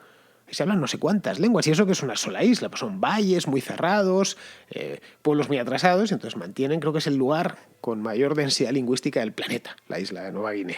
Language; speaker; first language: Spanish; native; Spanish